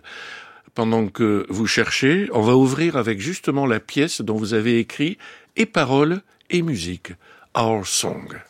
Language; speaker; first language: French; native; French